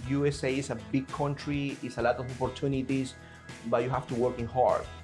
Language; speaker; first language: English; non-native, learner; Spanish